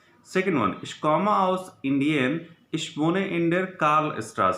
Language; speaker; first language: German; non-native, learner; Hindi